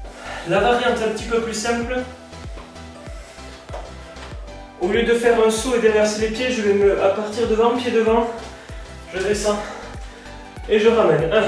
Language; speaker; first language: French; native; French